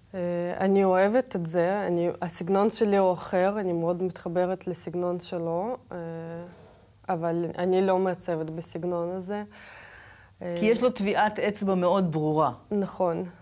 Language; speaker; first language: Hebrew; non-native, fluent; Kazakh